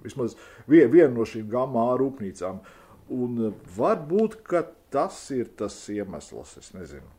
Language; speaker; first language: Latvian; native; Latvian